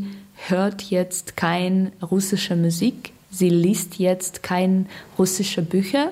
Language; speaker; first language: German; non-native, learner; Russian